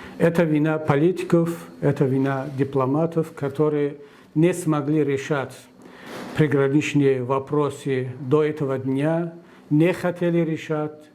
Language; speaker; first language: Russian; non-native, local second language; Tajik